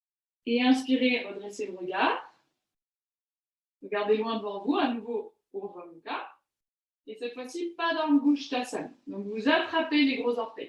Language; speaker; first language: French; native; French